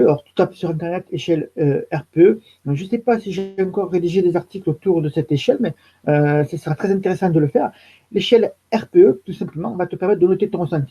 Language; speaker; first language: French; native; French